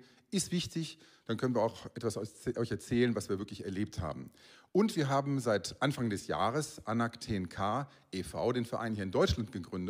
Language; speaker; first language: German; native; German